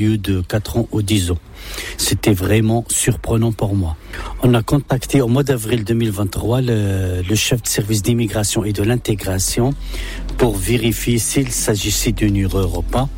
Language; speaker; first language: French; non-native, local second language; Arabic